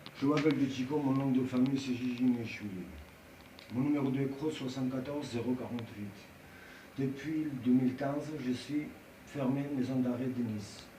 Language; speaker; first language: French; non-native, learner; Georgian